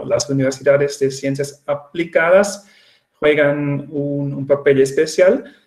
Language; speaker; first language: Spanish; non-native, fluent; Swiss German